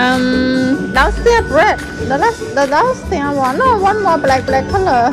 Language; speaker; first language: English; non-native, learner; Khmer